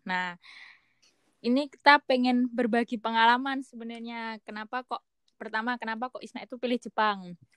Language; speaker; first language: Indonesian; native; Indonesian